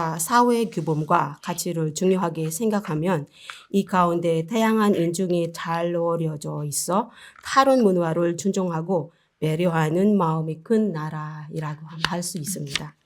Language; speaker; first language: Korean; non-native, learner; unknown